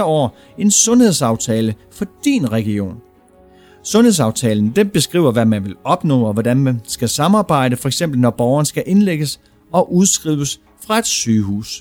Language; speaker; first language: Danish; native; Danish